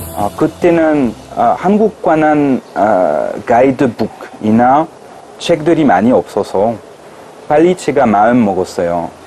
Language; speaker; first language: Korean; non-native, fluent; French